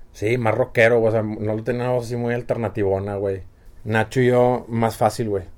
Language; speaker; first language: Spanish; native; Spanish